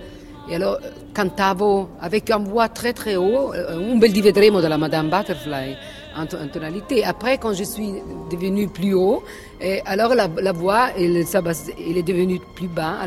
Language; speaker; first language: French; non-native, fluent; Italian